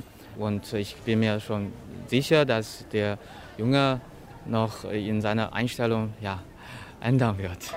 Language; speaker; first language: German; non-native, fluent; Chinese